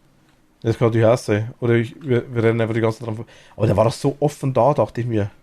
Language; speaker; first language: German; native; German